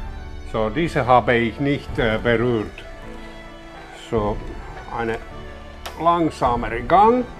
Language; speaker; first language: German; non-native, learner; Finnish